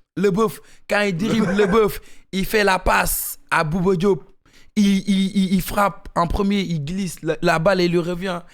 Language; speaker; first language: French; non-native, local second language; Wolof